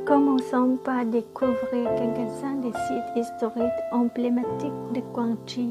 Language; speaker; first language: French; non-native, fluent; Vietnamese